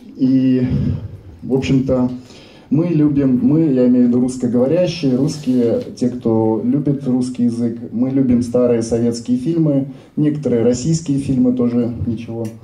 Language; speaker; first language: Russian; native; Russian